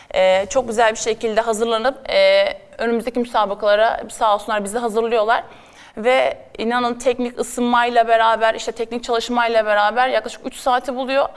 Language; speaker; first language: Turkish; native; Turkish